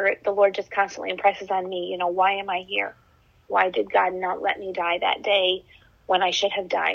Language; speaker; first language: English; native; English